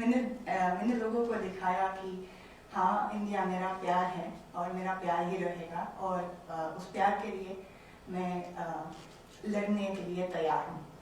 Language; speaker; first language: Hindi; non-native, learner; Romanian